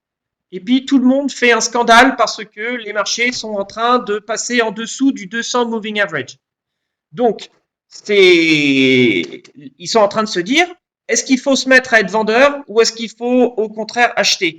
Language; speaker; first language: French; native; French